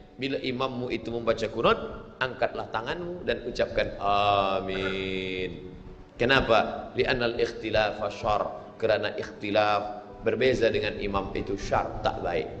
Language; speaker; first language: Malay; native; Malay